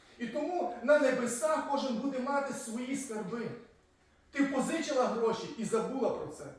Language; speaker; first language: Ukrainian; native; Ukrainian